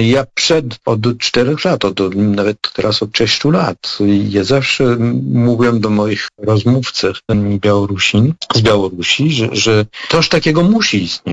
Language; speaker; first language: Polish; non-native, fluent; French